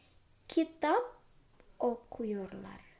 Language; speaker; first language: Turkish; non-native, fluent; Indonesian